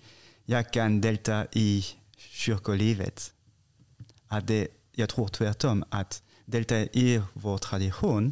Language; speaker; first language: Swedish; non-native, fluent; French